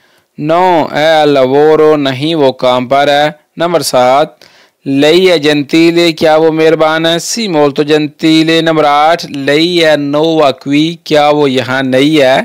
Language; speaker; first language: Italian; non-native, learner; Urdu